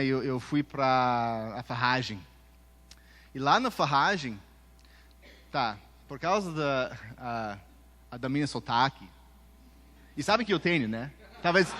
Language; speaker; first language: Portuguese; early bilingual, heritage; Portuguese